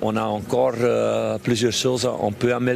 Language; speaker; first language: French; non-native, local second language; Dutch